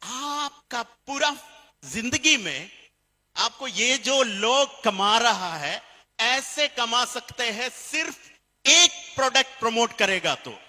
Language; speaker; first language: Hindi; non-native, fluent; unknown